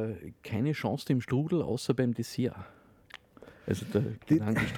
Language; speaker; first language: German; native; German